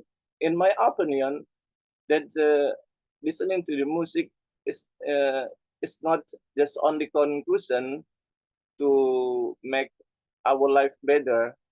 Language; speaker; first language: English; non-native, learner; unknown